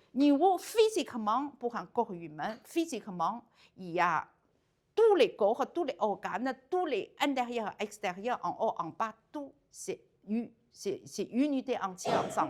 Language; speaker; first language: French; non-native, learner; Chinese